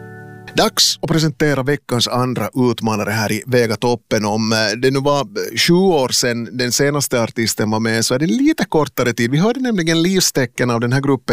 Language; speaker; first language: Swedish; native; Swedish